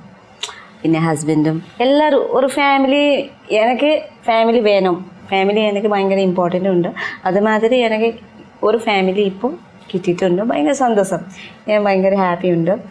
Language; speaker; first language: Malayalam; non-native, learner; Nepali